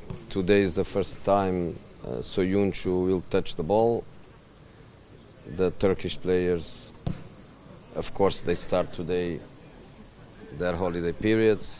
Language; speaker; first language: English; non-native, fluent; Portuguese